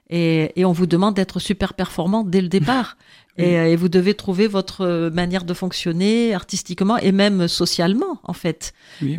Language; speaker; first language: French; native; French